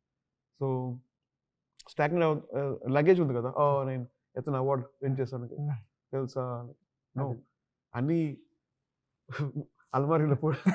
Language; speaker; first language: Telugu; non-native, learner; Tamil